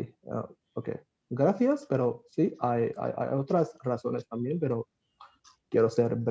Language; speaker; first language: Spanish; non-native, fluent; Bangla